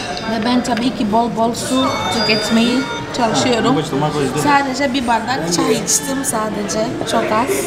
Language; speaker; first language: Turkish; non-native, fluent; Portuguese